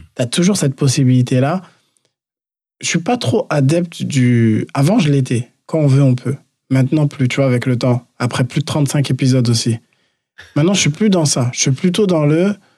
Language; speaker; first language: French; native; French